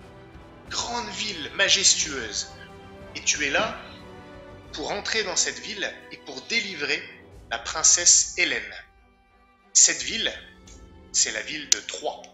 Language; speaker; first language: French; native; French